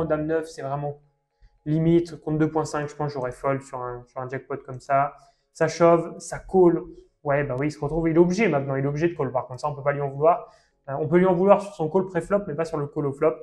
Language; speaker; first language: French; native; French